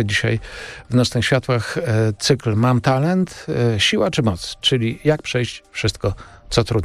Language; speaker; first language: Polish; native; Polish